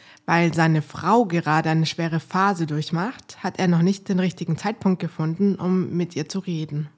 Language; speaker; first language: German; native; German